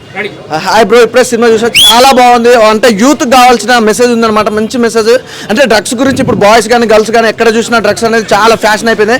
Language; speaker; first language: Telugu; native; Telugu